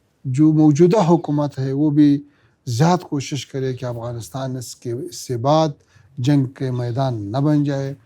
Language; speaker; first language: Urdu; non-native, learner; Pashto